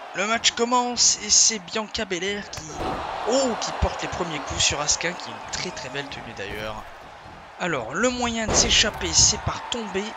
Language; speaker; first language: French; native; French